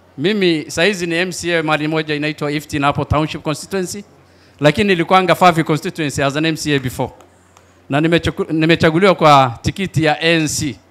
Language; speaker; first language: Swahili; non-native, local second language; Somali